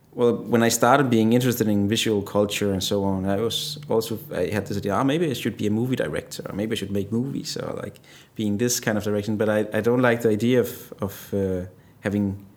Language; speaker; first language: English; non-native, fluent; Danish